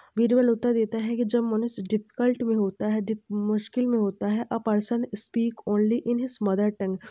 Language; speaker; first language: Hindi; native; Hindi